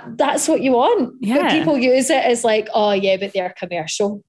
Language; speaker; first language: English; native; English